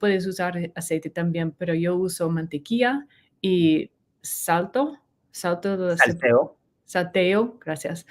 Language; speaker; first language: Spanish; non-native, learner; English